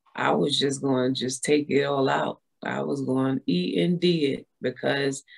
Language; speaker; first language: English; native; English